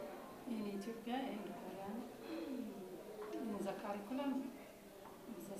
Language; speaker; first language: English; non-native, learner; Amharic